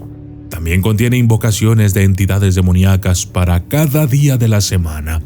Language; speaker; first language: Spanish; native; Spanish